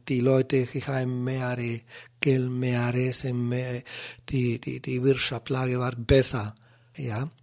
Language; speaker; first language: German; non-native, learner; Spanish